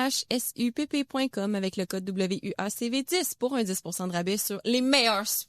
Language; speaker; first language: French; native; French